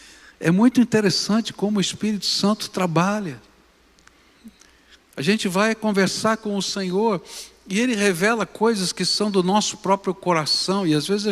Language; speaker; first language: Portuguese; native; Portuguese